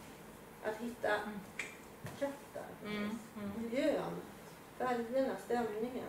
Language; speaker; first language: Swedish; native; Swedish